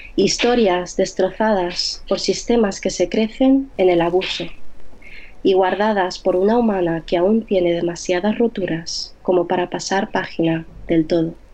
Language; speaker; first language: Spanish; early bilingual, other home language; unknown